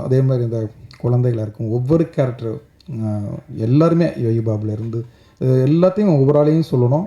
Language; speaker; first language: Tamil; native; Tamil